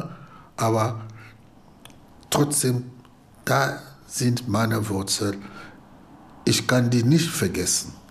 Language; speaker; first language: German; non-native, fluent; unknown